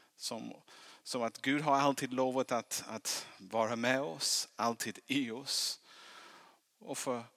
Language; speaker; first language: Swedish; non-native, fluent; English